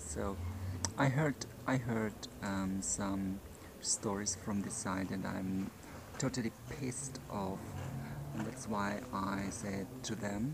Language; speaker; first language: English; non-native, fluent; German